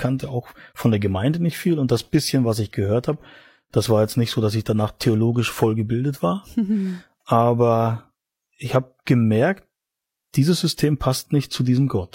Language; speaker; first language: German; native; German